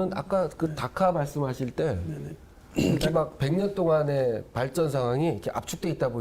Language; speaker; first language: Korean; native; Korean